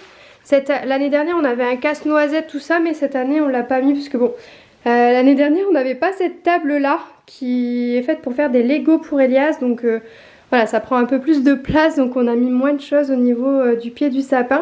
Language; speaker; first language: French; native; French